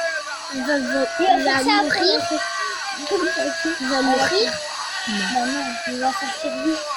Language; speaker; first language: French; native; French